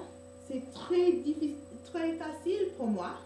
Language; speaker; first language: French; non-native, learner; English